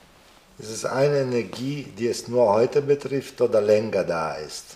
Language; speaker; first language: German; non-native, fluent; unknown